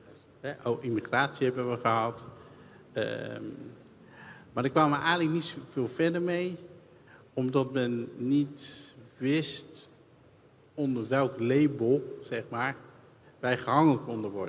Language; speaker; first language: Dutch; early bilingual, other home language; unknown